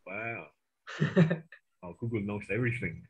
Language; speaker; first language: English; non-native, fluent; Spanish